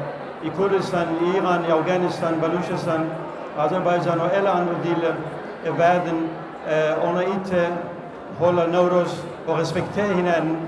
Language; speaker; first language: Danish; non-native, fluent; Kurdish